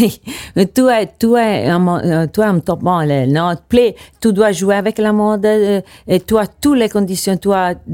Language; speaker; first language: French; non-native, learner; Italian